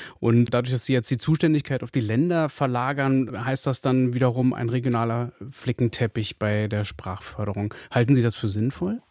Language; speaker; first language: German; native; German